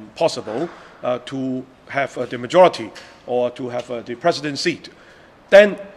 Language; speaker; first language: English; non-native, local second language; Cantonese